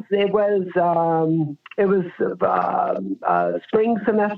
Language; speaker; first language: English; native; English